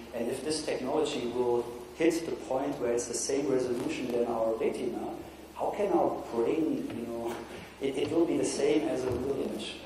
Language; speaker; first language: English; non-native, fluent; German